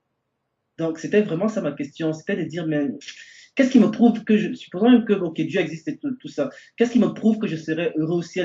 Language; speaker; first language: French; native; French